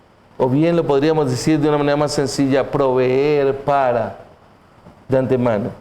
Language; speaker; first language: Spanish; native; Spanish